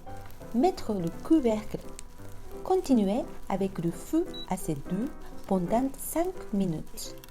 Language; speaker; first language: French; non-native, fluent; Japanese